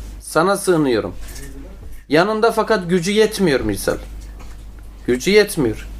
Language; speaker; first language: Turkish; native; Turkish